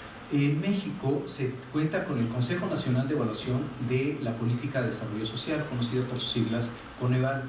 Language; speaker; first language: Spanish; native; Spanish